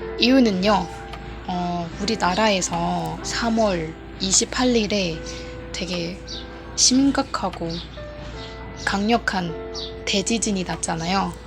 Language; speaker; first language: Korean; non-native, fluent; Burmese